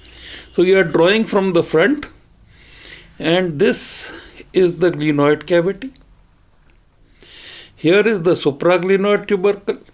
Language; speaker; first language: English; non-native, local second language; Hindi